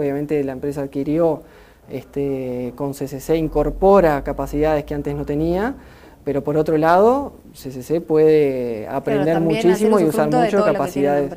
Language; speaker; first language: Spanish; native; Spanish